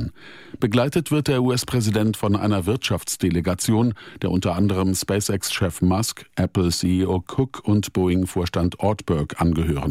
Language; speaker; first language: German; native; German